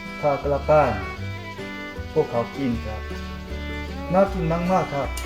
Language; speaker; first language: Thai; non-native, learner; Korean